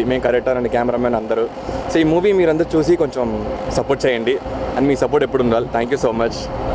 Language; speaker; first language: Telugu; non-native, learner; Tamil